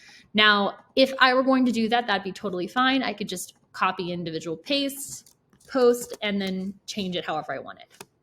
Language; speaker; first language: English; native; English